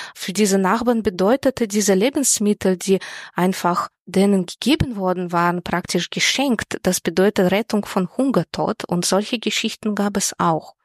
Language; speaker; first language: German; non-native, fluent; Russian